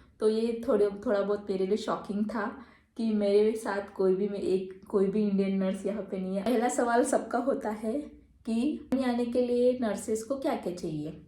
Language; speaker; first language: Hindi; non-native, local second language; Marathi